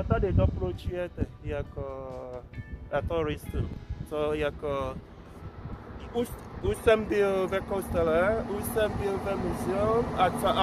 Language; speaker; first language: Czech; non-native, learner; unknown